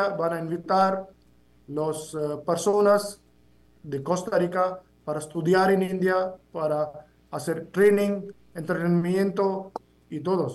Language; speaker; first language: Spanish; non-native, fluent; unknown